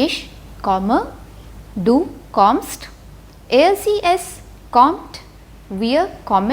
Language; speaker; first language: German; non-native, fluent; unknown